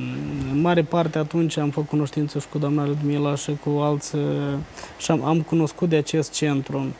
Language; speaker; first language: Romanian; native; Romanian